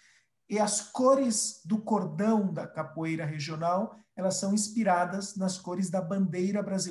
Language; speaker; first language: Portuguese; early bilingual, other home language; Spanish